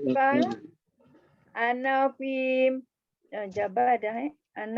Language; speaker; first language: Arabic; non-native, learner; Malay